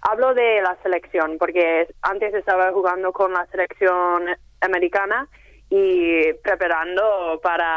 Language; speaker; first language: Spanish; non-native, fluent; English